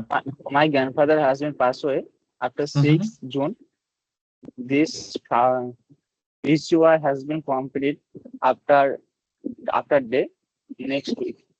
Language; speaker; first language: English; non-native, learner; Bangla